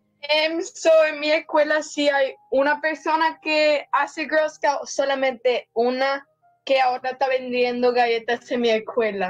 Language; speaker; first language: Spanish; early bilingual, heritage; Spanish